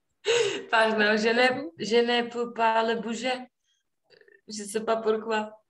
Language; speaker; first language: French; non-native, learner; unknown